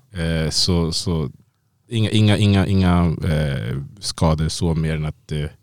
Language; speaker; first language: Swedish; native; Swedish